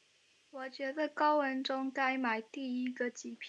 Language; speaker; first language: Chinese; non-native, learner; English